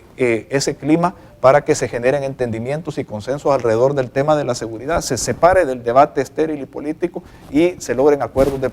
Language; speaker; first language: Spanish; native; Spanish